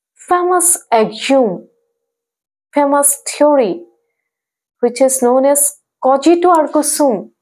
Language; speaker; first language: English; non-native, local second language; Assamese